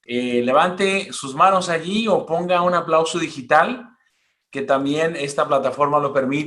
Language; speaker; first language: Spanish; native; Spanish